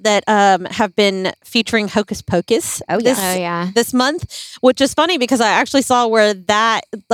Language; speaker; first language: English; native; English